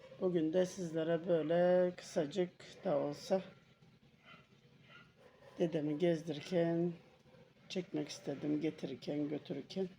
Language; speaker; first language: Turkish; native; Turkish